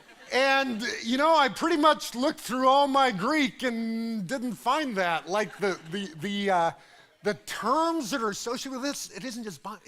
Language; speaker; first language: English; native; English